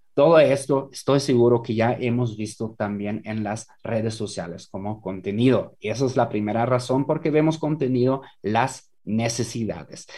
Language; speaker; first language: Spanish; non-native, fluent; German